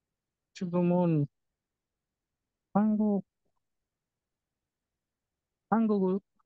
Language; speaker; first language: Korean; non-native, learner; Filipino